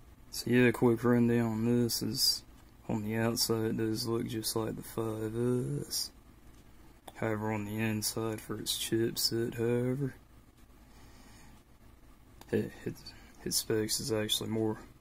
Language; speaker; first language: English; native; English